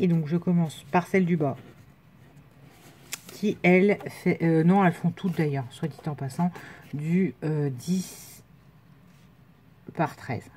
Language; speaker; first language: French; native; French